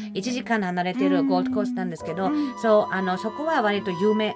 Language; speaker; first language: Japanese; non-native, fluent; German